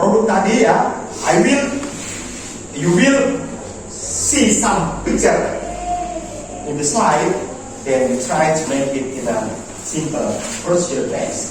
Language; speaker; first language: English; non-native, learner; Indonesian